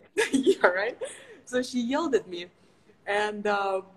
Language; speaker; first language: English; non-native, fluent; Ukrainian